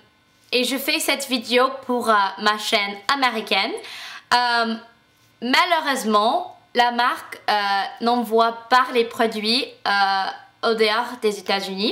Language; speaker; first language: French; non-native, fluent; English